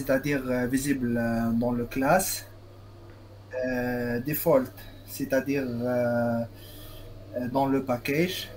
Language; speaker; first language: French; non-native, local second language; Arabic